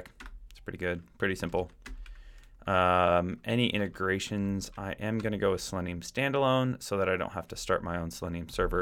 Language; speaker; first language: English; native; English